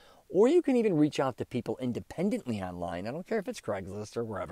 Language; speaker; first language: English; native; English